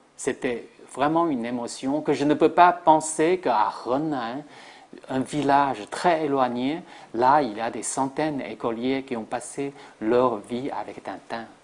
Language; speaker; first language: French; non-native, fluent; Chinese